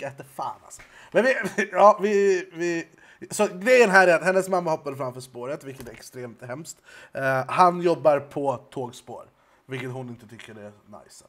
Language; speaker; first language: Swedish; native; Swedish